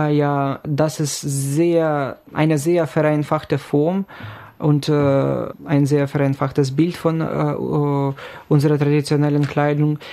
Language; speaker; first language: German; non-native, fluent; Ukrainian